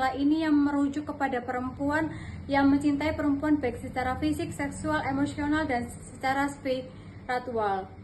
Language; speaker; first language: Indonesian; native; Indonesian